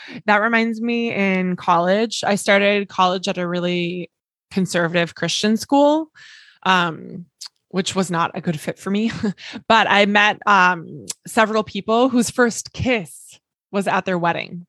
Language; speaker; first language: English; native; English